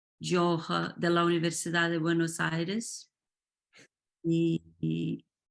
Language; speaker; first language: Spanish; non-native, fluent; Portuguese